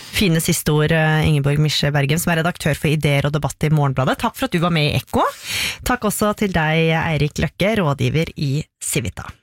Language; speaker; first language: Norwegian; native; Norwegian